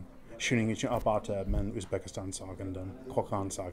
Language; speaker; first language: Uzbek; non-native, learner; English